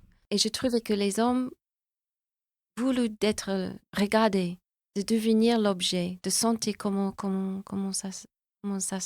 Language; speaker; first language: French; non-native, fluent; English